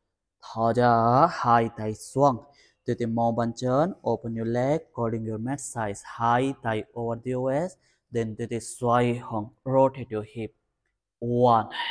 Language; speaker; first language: Vietnamese; non-native, learner; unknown